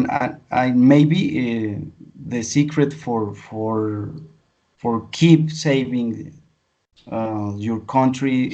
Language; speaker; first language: English; non-native, learner; Spanish